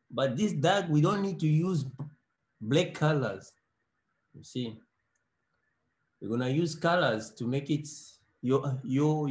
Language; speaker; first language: English; non-native, learner; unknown